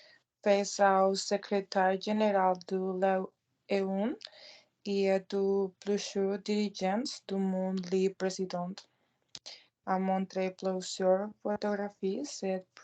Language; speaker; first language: French; non-native, learner; Spanish